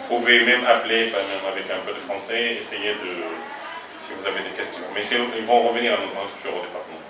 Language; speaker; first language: French; non-native, fluent; Arabic